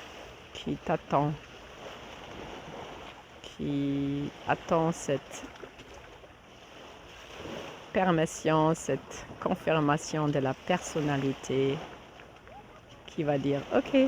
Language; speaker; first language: French; non-native, fluent; German